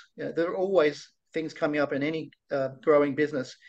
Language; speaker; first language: English; native; English